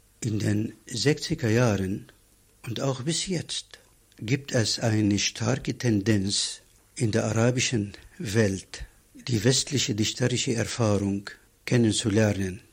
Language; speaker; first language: German; non-native, fluent; Arabic